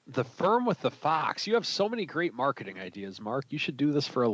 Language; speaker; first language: English; native; English